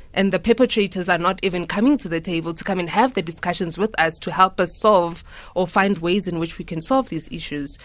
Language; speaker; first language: English; non-native, local second language; Tswana